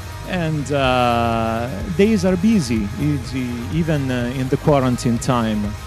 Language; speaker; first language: English; non-native, fluent; Italian